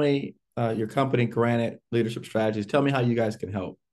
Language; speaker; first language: English; native; English